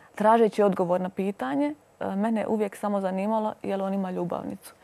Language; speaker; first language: Croatian; native; Croatian